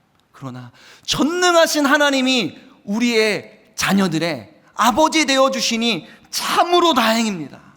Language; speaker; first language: Korean; native; Korean